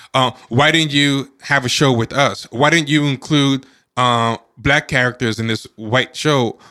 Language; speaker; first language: English; native; English